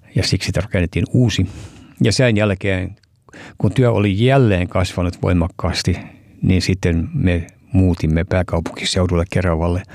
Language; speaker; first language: Finnish; early bilingual, heritage; Finnish